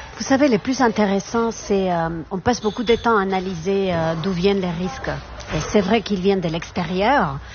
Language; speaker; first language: French; non-native, fluent; Spanish